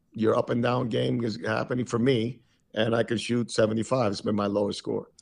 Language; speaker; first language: English; early bilingual, other home language; Spanish